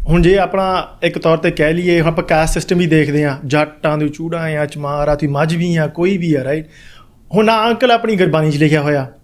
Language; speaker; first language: Punjabi; early bilingual, heritage; Punjabi